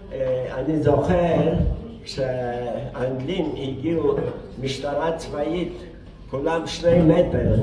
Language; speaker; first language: Hebrew; non-native, fluent; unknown